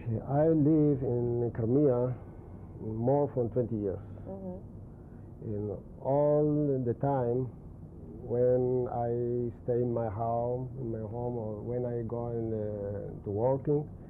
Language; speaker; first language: English; non-native, learner; Spanish